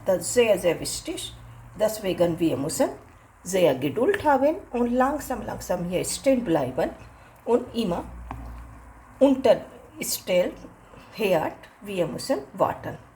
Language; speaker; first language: German; non-native, learner; Hindi